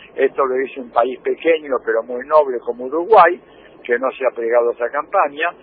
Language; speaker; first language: Spanish; native; Spanish